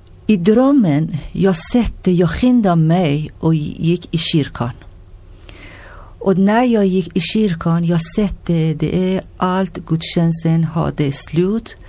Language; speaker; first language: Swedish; non-native, learner; Persian